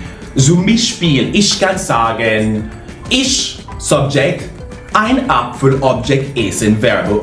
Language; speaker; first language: German; non-native, learner; English